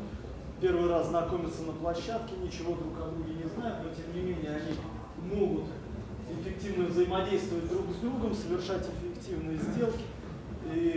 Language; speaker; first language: Russian; native; Russian